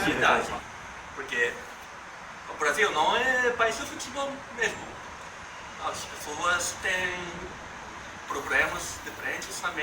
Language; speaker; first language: Portuguese; non-native, learner; Japanese